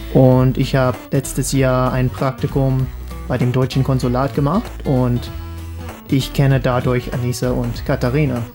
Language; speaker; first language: German; non-native, fluent; English